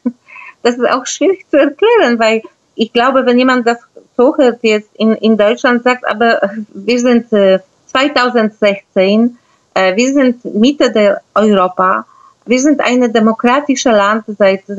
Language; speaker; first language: German; non-native, fluent; Polish